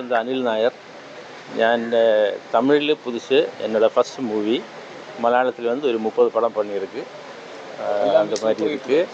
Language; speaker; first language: Tamil; non-native, fluent; Malayalam